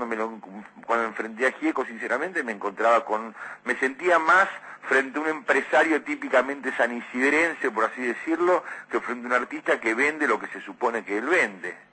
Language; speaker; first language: Spanish; native; Spanish